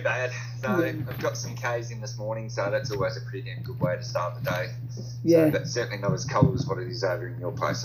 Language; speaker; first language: English; native; English